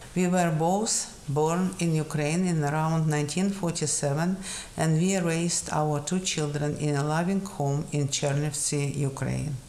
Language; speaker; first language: English; non-native, fluent; Russian